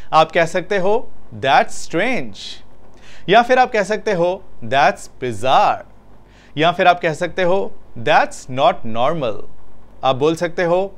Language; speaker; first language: Hindi; native; Hindi